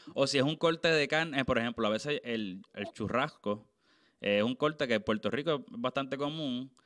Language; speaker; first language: Spanish; native; Spanish